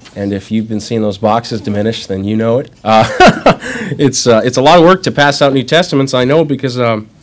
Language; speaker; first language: English; native; English